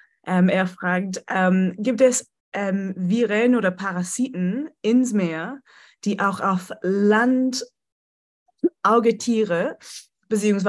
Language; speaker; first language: German; non-native, learner; English